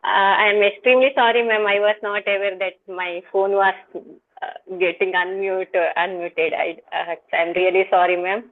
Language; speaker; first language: English; non-native, local second language; Hindi